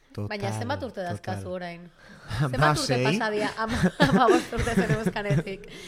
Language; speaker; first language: Basque; native; Basque